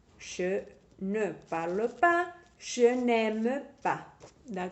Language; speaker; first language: French; non-native, fluent; Spanish